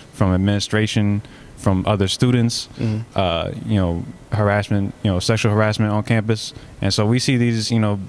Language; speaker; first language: English; native; English